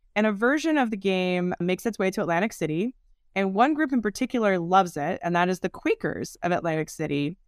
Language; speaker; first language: English; native; English